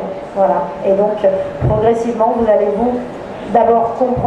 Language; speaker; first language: French; native; French